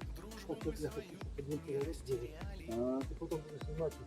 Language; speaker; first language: Russian; native; Russian